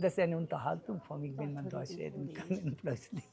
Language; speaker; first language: German; non-native, learner; Bangla